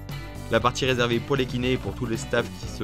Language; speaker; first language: French; native; French